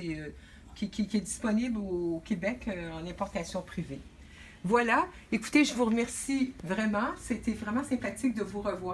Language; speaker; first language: French; native; French